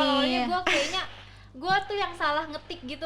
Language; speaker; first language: Indonesian; native; Indonesian